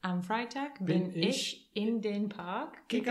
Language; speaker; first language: German; non-native, learner; English